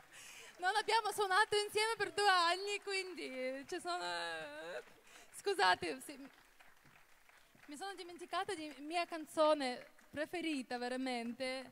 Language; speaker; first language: Italian; non-native, fluent; Russian